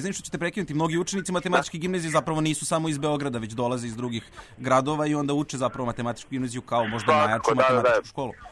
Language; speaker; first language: Serbian; native; Serbian